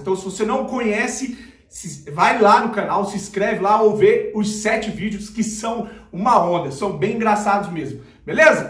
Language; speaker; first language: Portuguese; native; Portuguese